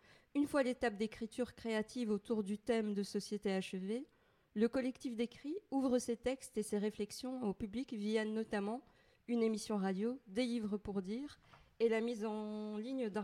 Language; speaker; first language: French; native; French